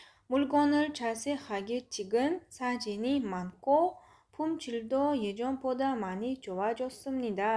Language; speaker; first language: Korean; non-native, fluent; Uzbek